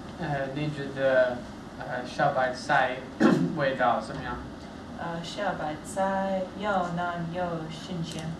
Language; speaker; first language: Chinese; non-native, learner; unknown